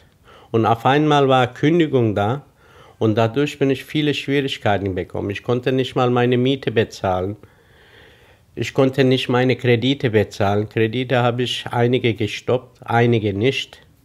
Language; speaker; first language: German; non-native, fluent; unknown